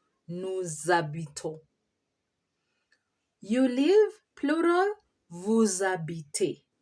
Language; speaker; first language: French; non-native, fluent; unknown